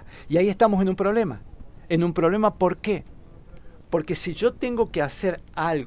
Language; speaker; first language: Spanish; native; Spanish